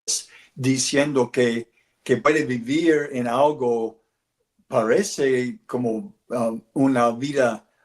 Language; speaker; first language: Spanish; non-native, learner; English